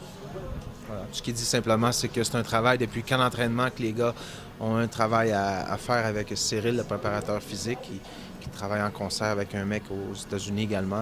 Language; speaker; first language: French; native; French